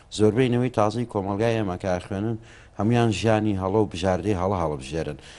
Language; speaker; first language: Central Kurdish; native; Central Kurdish